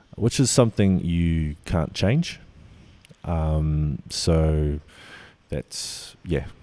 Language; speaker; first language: English; native; English